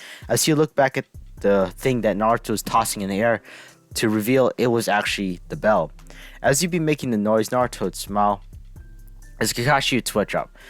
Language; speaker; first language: English; native; English